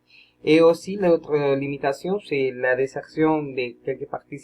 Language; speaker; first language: French; non-native, learner; Spanish